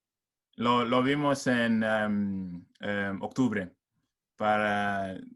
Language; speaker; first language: Spanish; non-native, learner; English